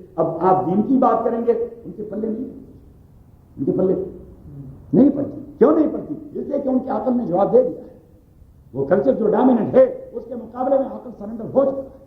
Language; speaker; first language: Urdu; non-native, local second language; Pashto